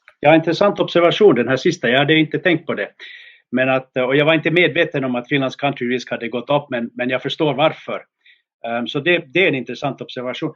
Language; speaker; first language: Swedish; native; Swedish